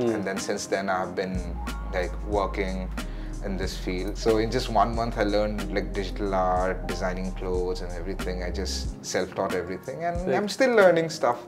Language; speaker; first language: English; non-native, local second language; Assamese